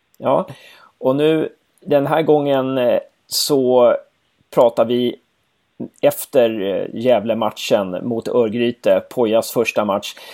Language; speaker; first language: Swedish; native; Swedish